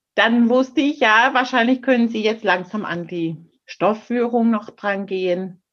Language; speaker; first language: German; non-native, fluent; English